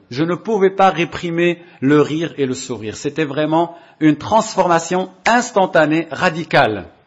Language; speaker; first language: French; non-native, local second language; Arabic